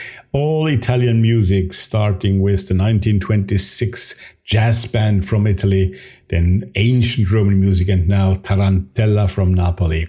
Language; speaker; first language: English; non-native, fluent; German